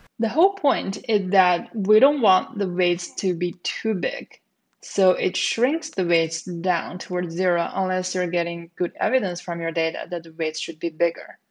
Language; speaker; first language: English; native; English